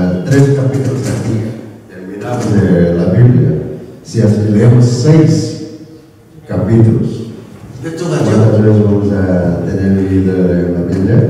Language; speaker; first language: Spanish; non-native, learner; Korean